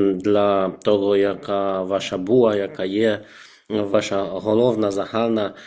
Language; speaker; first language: Ukrainian; non-native, fluent; Polish